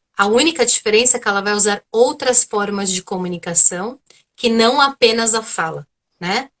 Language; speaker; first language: Portuguese; native; Portuguese